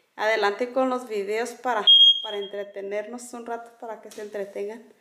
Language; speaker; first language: Spanish; native; Spanish